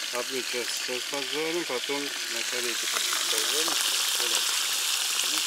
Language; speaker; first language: Russian; non-native, local second language; Uzbek